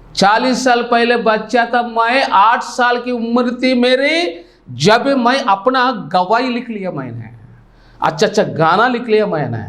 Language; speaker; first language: Hindi; non-native, local second language; Telugu